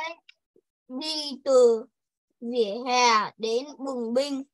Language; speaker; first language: Vietnamese; early bilingual, heritage; Vietnamese